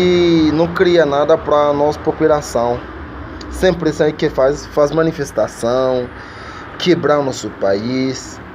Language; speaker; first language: Portuguese; non-native, learner; Haitian Creole